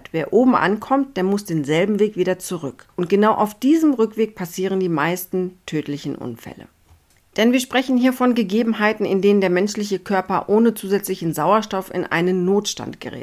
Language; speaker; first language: German; native; German